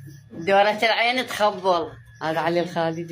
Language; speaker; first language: Arabic; native; Arabic